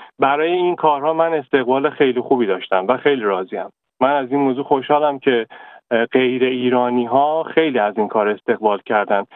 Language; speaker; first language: Persian; native; Persian